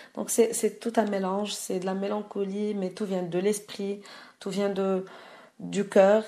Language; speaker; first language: French; non-native, local second language; Arabic